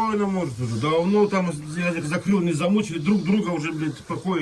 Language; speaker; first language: Russian; native; Russian